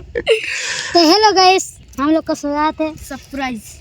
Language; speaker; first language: Hindi; non-native, local second language; Bangla